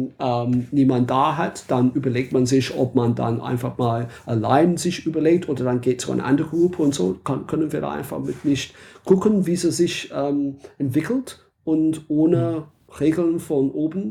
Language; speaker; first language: German; non-native, fluent; English